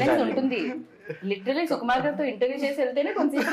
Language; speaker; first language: Telugu; native; Telugu